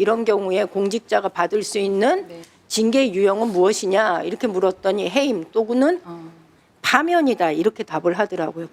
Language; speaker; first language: Korean; native; Korean